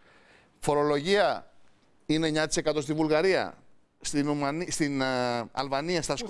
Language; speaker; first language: Greek; native; Greek